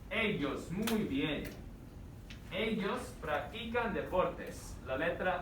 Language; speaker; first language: Spanish; non-native, fluent; English